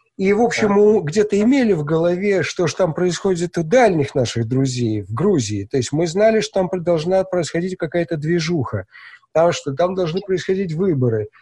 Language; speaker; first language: Russian; native; Russian